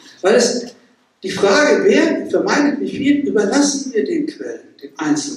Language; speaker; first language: German; native; German